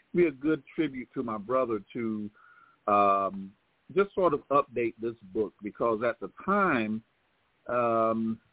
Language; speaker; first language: English; native; English